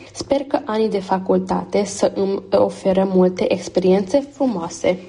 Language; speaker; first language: Romanian; early bilingual, heritage; Romanian